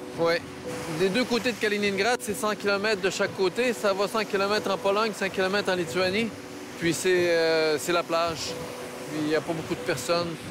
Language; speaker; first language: French; native; French